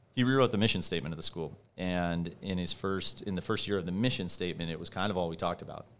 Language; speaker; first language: English; native; English